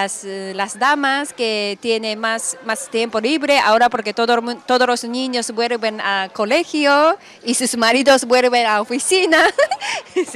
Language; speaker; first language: Spanish; non-native, fluent; Japanese